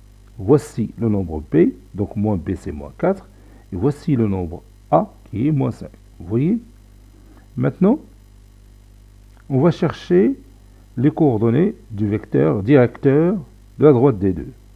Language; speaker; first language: French; non-native, local second language; Arabic